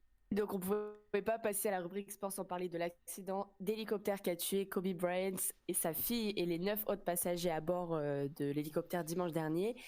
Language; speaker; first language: French; native; French